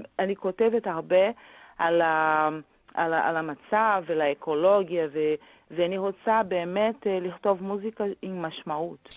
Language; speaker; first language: Hebrew; non-native, fluent; Portuguese